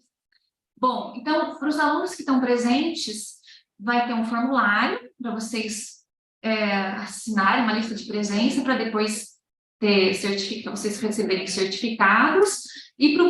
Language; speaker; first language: Portuguese; native; Portuguese